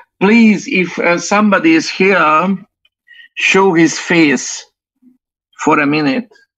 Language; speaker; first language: English; non-native, fluent; Hungarian